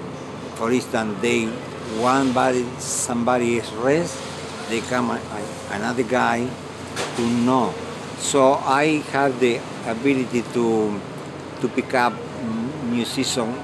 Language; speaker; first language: English; non-native, fluent; Spanish